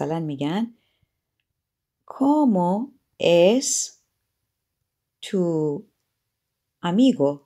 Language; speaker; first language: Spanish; non-native, fluent; Persian